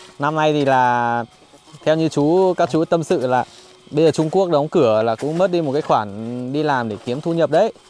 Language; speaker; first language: Vietnamese; non-native, local second language; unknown